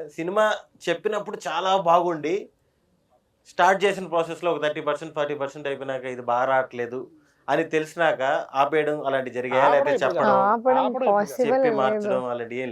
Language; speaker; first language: Telugu; native; Telugu